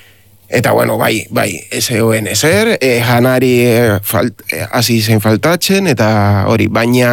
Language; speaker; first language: Basque; non-native, learner; Spanish